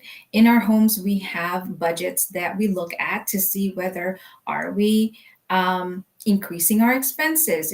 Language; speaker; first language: English; native; English